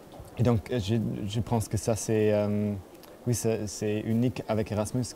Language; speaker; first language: French; non-native, fluent; German